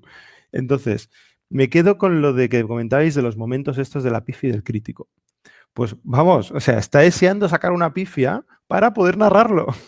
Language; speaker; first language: Spanish; native; Spanish